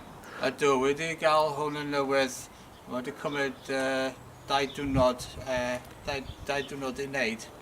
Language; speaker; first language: Welsh; non-native, local second language; English